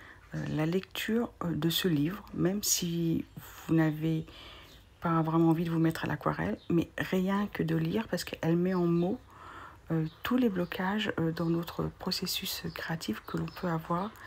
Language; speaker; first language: French; native; French